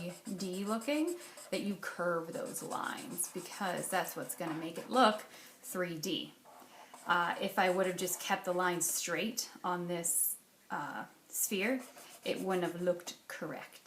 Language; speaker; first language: English; native; English